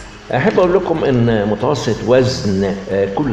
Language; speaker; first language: Arabic; native; Arabic